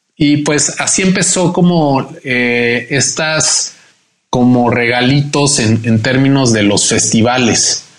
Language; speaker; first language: Spanish; native; Spanish